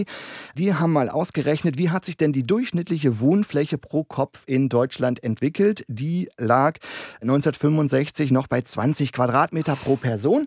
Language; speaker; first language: German; native; German